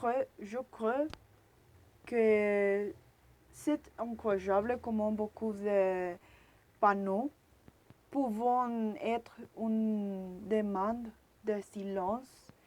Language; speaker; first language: French; non-native, learner; Spanish